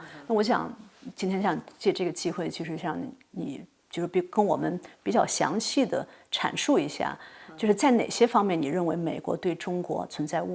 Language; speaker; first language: Chinese; native; Chinese